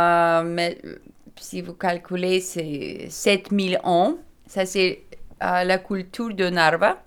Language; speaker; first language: French; non-native, learner; Lithuanian